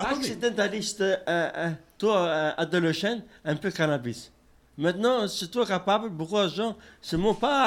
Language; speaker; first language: French; non-native, learner; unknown